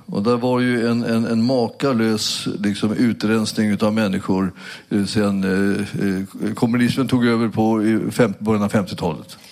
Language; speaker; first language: Swedish; native; Swedish